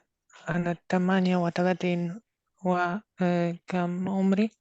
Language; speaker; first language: Arabic; non-native, learner; Polish